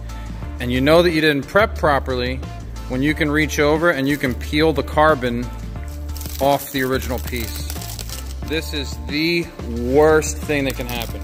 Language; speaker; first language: English; native; English